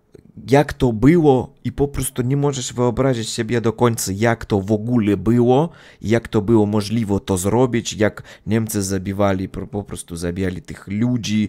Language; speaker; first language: Polish; non-native, learner; Russian